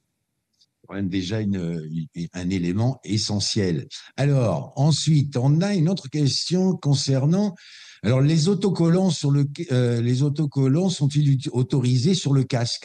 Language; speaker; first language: French; native; French